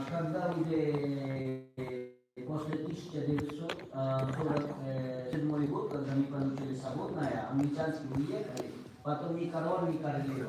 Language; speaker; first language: Russian; non-native, learner; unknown